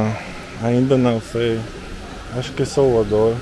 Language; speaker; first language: Portuguese; non-native, learner; Russian